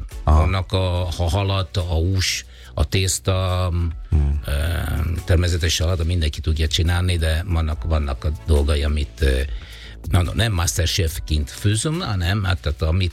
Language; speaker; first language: Hungarian; non-native, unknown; Italian